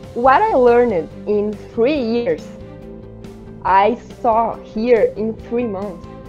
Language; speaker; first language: English; non-native, learner; Portuguese